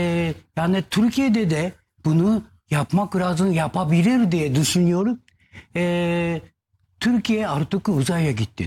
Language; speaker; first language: Turkish; non-native, fluent; Japanese